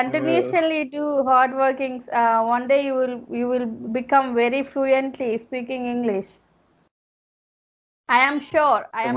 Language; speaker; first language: English; non-native, learner; Telugu